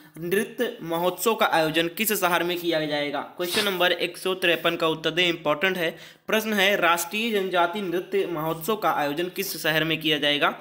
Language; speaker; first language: Hindi; native; Hindi